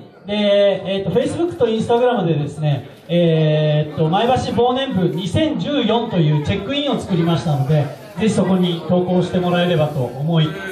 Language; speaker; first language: Japanese; native; Japanese